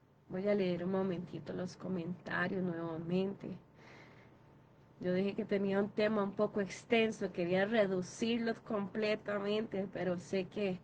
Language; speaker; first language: Spanish; native; Spanish